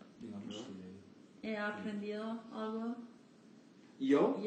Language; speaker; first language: Spanish; non-native, learner; English